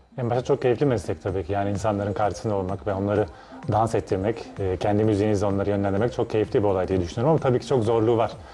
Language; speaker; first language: Turkish; early bilingual, heritage; Turkish